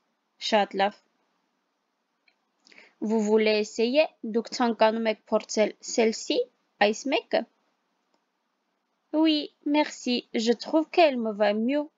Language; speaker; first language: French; non-native, fluent; Armenian